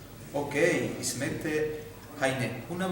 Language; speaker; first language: German; non-native, learner; Spanish